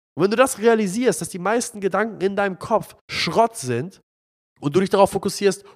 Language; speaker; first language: German; non-native, fluent; Arabic